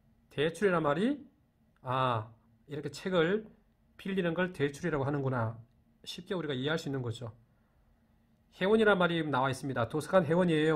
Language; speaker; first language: Korean; native; Korean